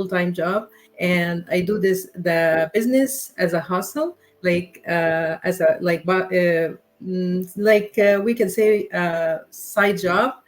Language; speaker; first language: English; non-native, learner; Arabic